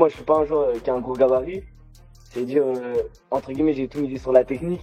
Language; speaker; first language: French; native; French